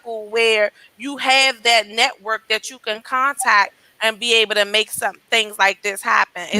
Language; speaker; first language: English; native; English